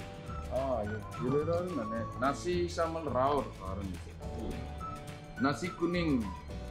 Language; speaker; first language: Japanese; non-native, learner; Indonesian